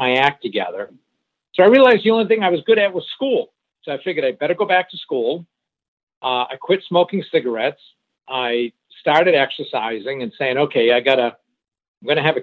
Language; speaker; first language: English; early bilingual, other home language; French